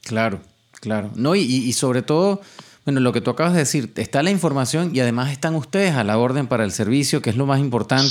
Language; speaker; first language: Spanish; native; Spanish